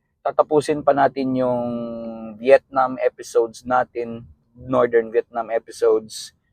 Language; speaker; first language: Filipino; non-native, local second language; Cebuano